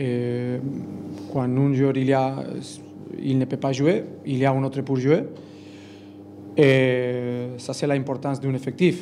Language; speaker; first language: French; non-native, learner; Spanish